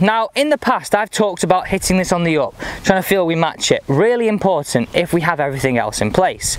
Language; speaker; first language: English; native; English